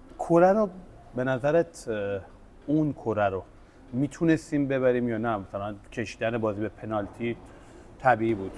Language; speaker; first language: Persian; native; Persian